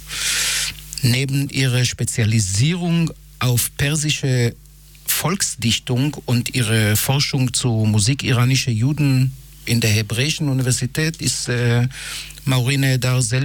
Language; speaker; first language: German; non-native, fluent; Hebrew